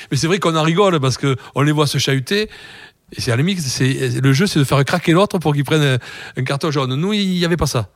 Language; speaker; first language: French; native; French